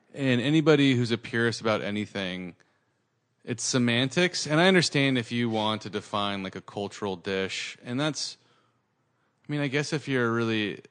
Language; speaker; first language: English; early bilingual, other home language; Italian